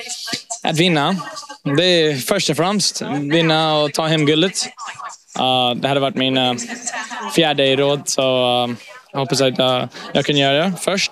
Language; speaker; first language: Swedish; early bilingual, heritage; English